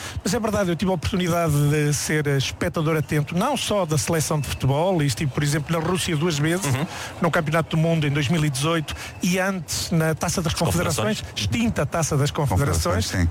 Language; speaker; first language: Portuguese; native; Portuguese